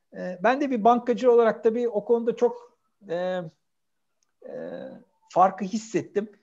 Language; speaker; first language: Turkish; native; Turkish